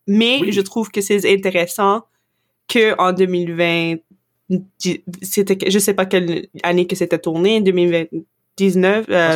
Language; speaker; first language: French; non-native, local second language; English